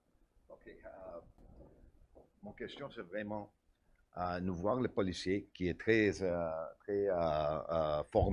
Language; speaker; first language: French; non-native, local second language; English